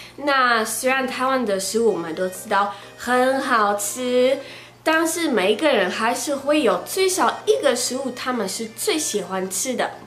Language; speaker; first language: Chinese; non-native, fluent; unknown